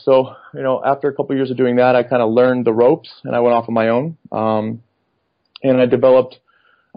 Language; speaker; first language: English; native; English